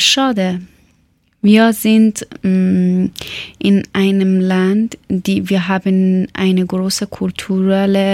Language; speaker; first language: German; non-native, learner; Persian